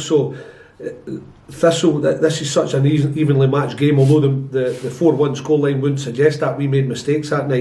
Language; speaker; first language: English; native; English